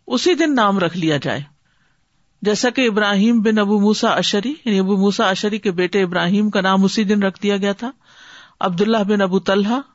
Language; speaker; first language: Urdu; native; Urdu